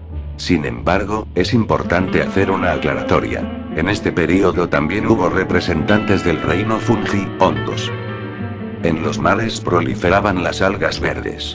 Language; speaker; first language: Spanish; native; Spanish